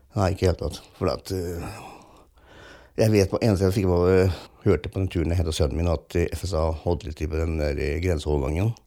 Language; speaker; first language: Norwegian; early bilingual, other home language; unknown